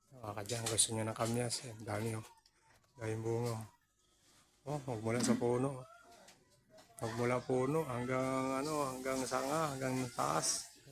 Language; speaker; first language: Filipino; non-native, local second language; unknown